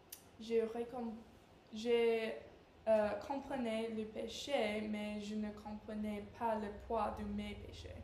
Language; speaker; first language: French; non-native, learner; English